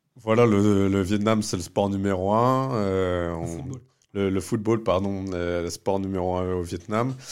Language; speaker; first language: French; early bilingual, other home language; Vietnamese